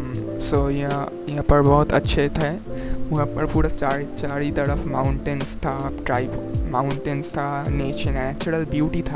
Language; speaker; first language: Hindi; non-native, local second language; Bangla